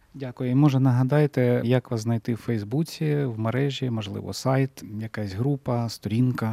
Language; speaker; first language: Ukrainian; native; Ukrainian